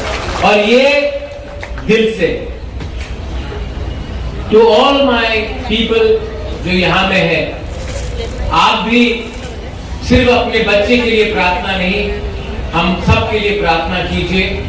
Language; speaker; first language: Hindi; non-native, local second language; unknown